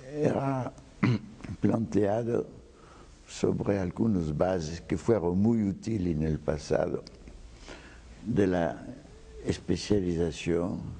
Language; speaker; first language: Spanish; non-native, fluent; French